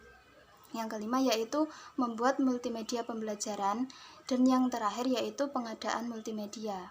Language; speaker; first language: Indonesian; native; Indonesian